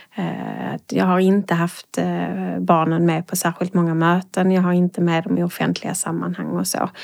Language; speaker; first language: Swedish; native; Swedish